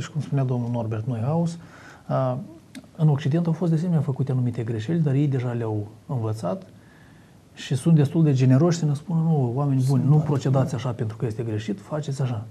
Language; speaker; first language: Romanian; native; Romanian